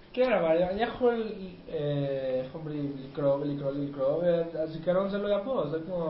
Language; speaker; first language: Hebrew; non-native, learner; Spanish